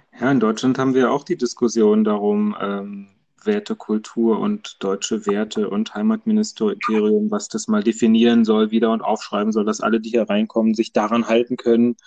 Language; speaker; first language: German; native; German